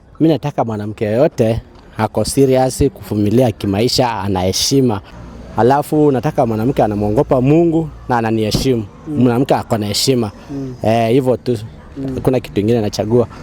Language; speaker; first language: Swahili; non-native, local second language; Kamba